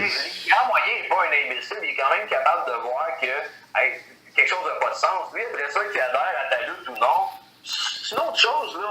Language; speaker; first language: French; native; French